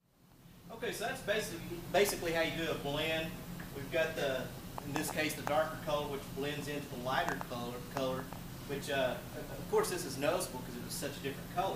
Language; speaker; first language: English; native; English